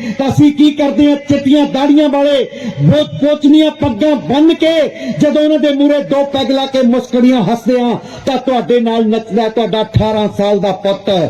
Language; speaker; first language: Punjabi; non-native, local second language; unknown